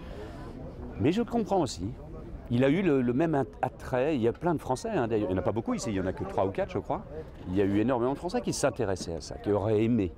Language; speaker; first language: French; native; French